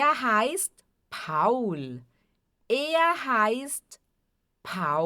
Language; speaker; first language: German; non-native, fluent; Portuguese